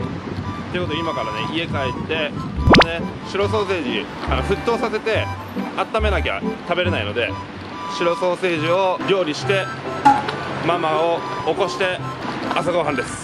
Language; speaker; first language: Japanese; native; Japanese